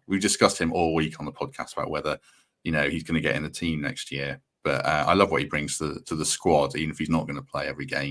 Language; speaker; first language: English; native; English